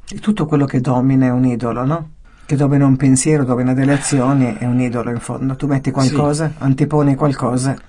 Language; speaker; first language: Italian; native; Italian